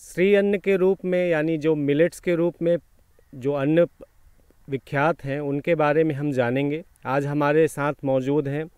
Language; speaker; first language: Hindi; native; Hindi